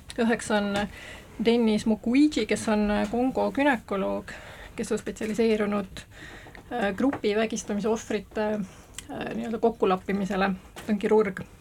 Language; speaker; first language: Estonian; native; Estonian